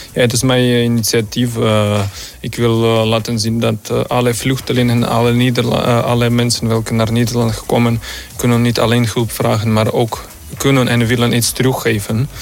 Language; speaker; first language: Dutch; non-native, learner; Ukrainian